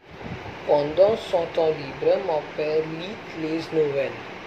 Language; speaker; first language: French; non-native, learner; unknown